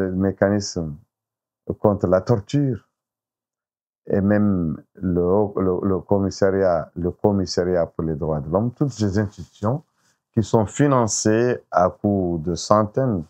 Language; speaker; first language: French; non-native, local second language; Arabic